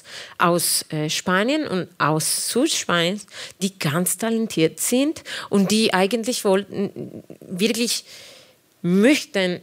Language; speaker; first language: German; non-native, fluent; Spanish